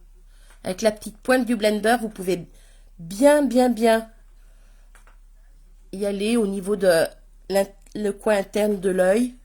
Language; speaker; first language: French; native; French